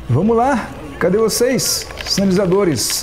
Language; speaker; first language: Portuguese; native; Portuguese